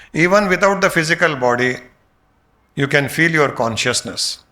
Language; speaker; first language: English; non-native, local second language; Hindi